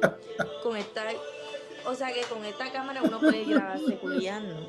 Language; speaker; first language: Spanish; native; Spanish